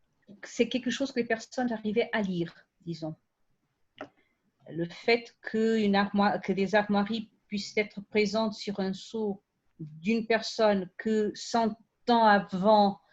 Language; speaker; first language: French; non-native, fluent; Portuguese